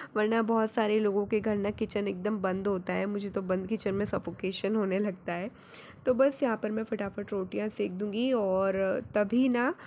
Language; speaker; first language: Hindi; native; Hindi